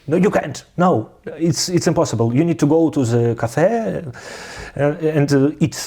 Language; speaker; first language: English; non-native, learner; Russian